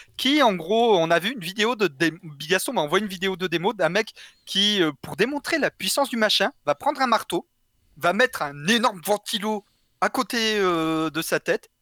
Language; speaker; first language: French; native; French